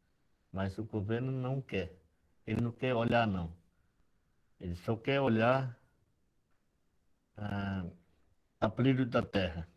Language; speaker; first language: Portuguese; non-native, local second language; Yanomámi